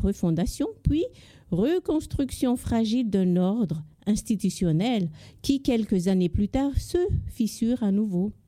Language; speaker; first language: French; non-native, local second language; Malagasy